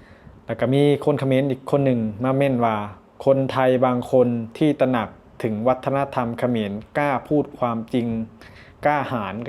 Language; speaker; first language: Thai; non-native, local second language; Northeastern Thai